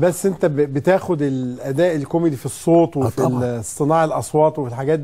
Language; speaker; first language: Arabic; native; Arabic